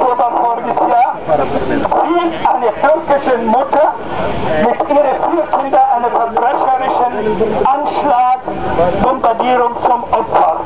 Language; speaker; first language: German; non-native, fluent; Arabic